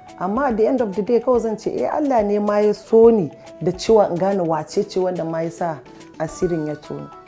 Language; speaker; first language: Hausa; non-native, local second language; Yoruba